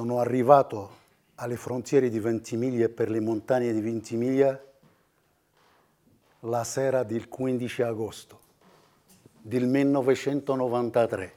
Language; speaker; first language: Italian; non-native, fluent; Riffian